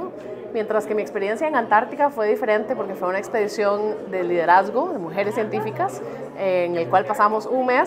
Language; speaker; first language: Spanish; native; Spanish